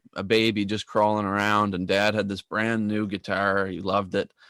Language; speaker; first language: English; native; English